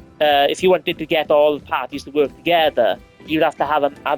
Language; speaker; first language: English; native; English